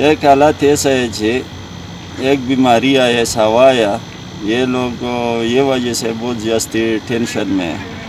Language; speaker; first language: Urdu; non-native, local second language; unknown